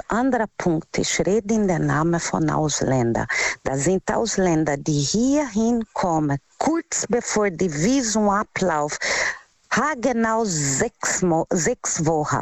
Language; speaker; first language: German; non-native, learner; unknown